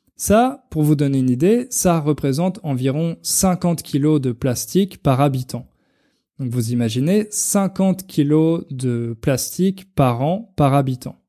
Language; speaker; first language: French; native; French